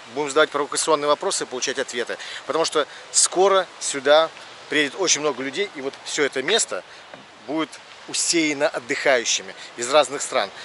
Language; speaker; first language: Russian; native; Russian